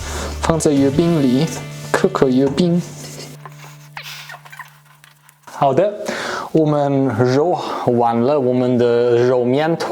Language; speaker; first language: Chinese; non-native, fluent; German